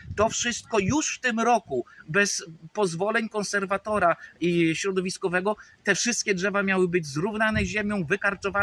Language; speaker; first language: Polish; native; Polish